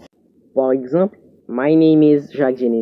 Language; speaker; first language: French; non-native, local second language; Haitian Creole